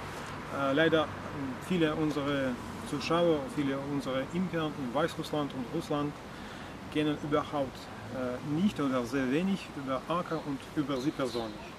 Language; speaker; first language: German; non-native, learner; Russian